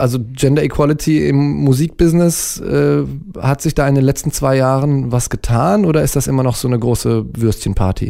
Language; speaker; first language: German; native; German